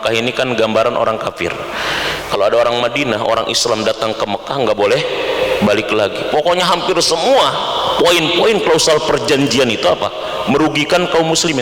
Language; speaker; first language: Indonesian; native; Indonesian